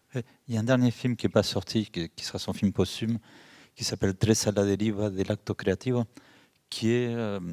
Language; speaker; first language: French; early bilingual, other home language; Spanish